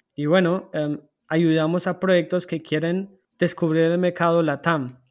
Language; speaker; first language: Spanish; non-native, fluent; German